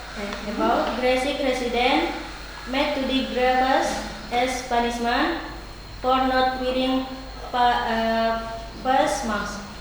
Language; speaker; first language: English; non-native, learner; Indonesian